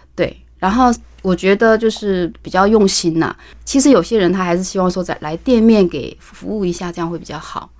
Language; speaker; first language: Chinese; native; Chinese